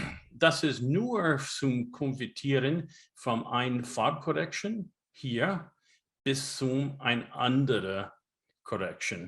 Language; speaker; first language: German; non-native, learner; English